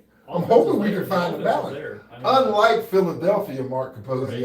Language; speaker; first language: English; native; English